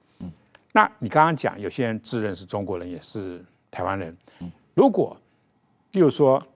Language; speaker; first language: Chinese; native; Chinese